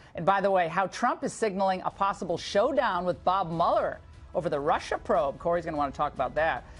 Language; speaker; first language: English; native; English